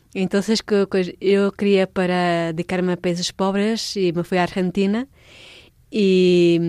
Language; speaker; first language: Spanish; non-native, fluent; Portuguese